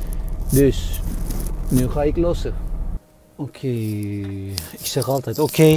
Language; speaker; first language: Dutch; non-native, fluent; Turkish